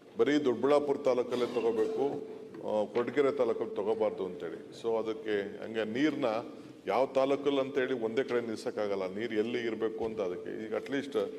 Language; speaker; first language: Kannada; native; Kannada